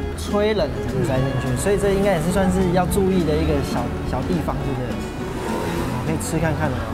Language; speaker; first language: Chinese; native; Chinese